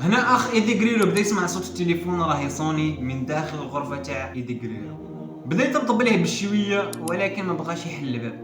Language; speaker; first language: Arabic; native; Arabic